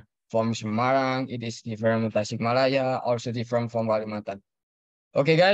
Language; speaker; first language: English; non-native, learner; Indonesian